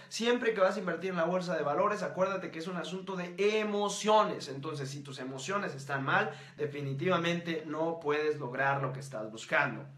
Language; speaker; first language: Spanish; native; Spanish